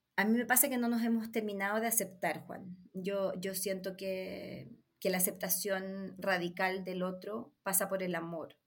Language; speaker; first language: Spanish; native; Spanish